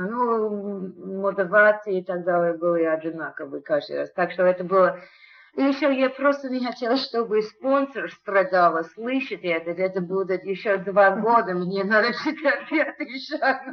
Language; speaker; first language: Russian; non-native, learner; English